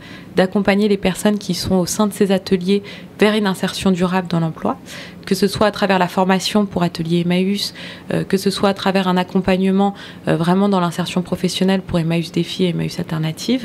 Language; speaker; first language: French; native; French